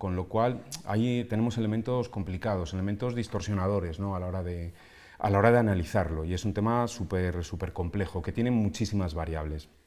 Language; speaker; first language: Spanish; native; Spanish